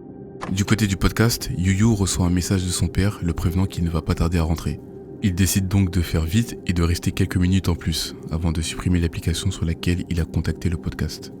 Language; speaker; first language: French; native; French